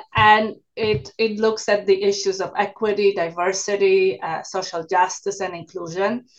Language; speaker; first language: English; non-native, fluent; Polish